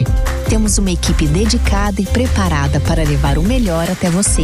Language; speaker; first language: Portuguese; native; Portuguese